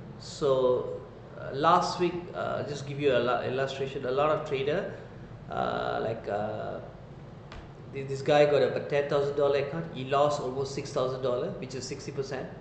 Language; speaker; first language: English; non-native, local second language; Tamil